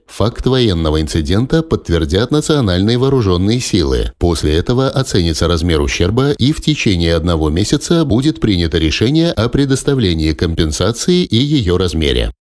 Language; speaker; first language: Russian; native; Russian